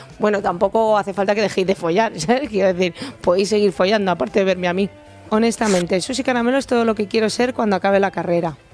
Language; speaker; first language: Spanish; native; Spanish